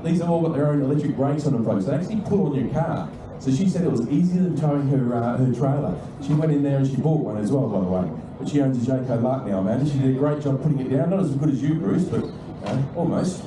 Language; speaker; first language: English; native; English